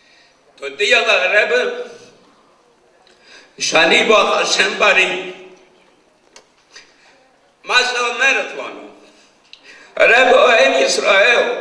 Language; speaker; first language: Hebrew; non-native, fluent; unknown